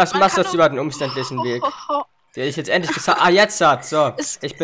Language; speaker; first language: German; native; German